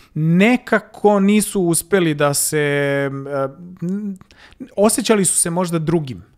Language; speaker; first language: Serbian; native; Serbian